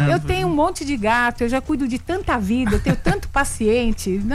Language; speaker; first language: Portuguese; native; Portuguese